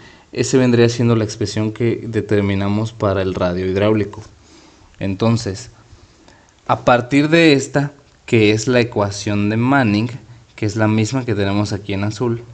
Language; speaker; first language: Spanish; native; Spanish